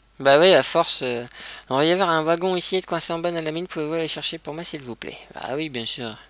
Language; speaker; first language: French; native; French